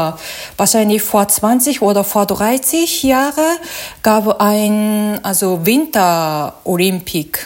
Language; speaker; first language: German; non-native, learner; Japanese